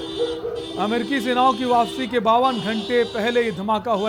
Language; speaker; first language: Hindi; native; Hindi